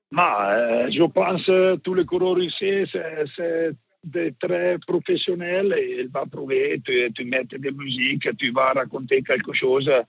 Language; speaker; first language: French; non-native, learner; Italian